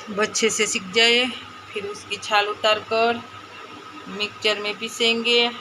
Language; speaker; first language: Hindi; non-native, local second language; Gujarati